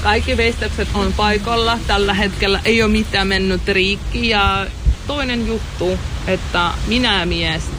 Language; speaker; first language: Finnish; non-native, fluent; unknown